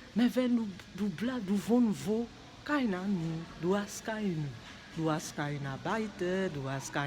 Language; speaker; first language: German; non-native, learner; French